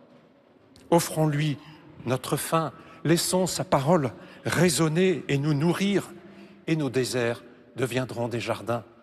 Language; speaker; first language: French; native; French